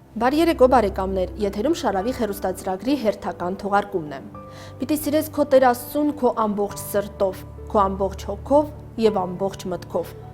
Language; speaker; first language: Armenian; native; Armenian